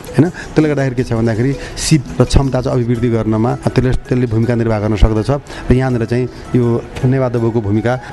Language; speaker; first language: Nepali; non-native, local second language; Maithili